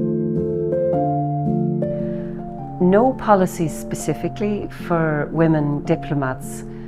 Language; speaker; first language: English; native; English